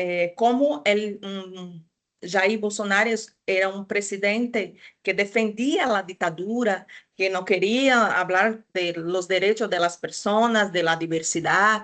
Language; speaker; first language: Spanish; non-native, fluent; Portuguese